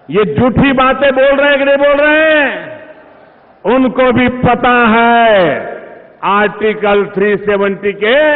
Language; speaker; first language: Hindi; non-native, local second language; Gujarati